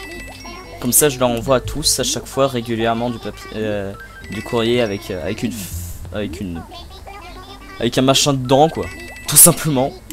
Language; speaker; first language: French; native; French